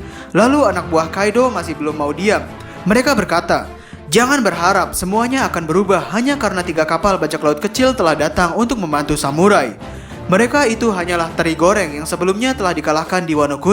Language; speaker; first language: Indonesian; native; Indonesian